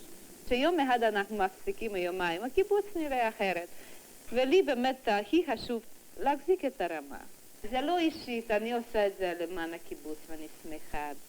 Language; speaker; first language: Hebrew; non-native, fluent; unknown